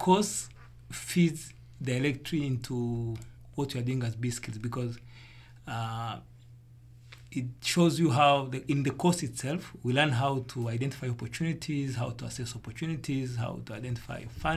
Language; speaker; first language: English; non-native, local second language; Kinyarwanda